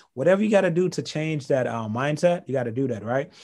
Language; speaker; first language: English; early bilingual, other home language; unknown